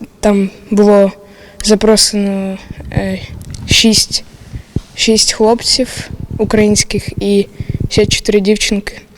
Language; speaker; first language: Ukrainian; non-native, local second language; Russian